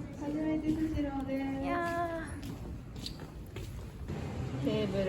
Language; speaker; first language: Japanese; non-native, learner; Korean